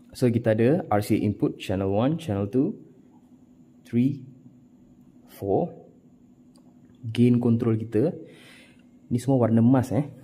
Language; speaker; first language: Malay; non-native, local second language; Tamil